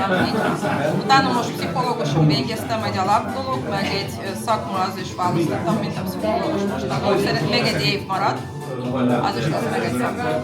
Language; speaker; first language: Hungarian; non-native, learner; Russian